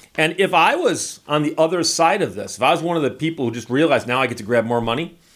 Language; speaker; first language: English; native; English